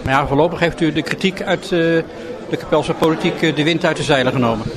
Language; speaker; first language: Dutch; native; Dutch